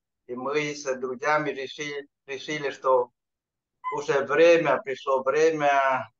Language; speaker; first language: Russian; non-native, fluent; Vietnamese